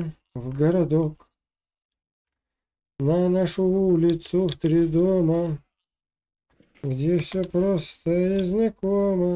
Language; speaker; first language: Russian; native; Russian